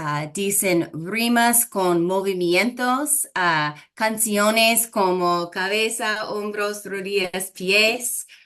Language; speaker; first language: Spanish; non-native, fluent; English